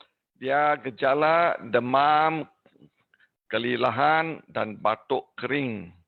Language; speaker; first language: Indonesian; non-native, learner; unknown